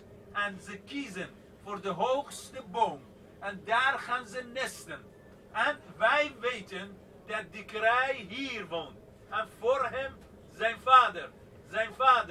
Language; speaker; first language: Dutch; non-native, fluent; Persian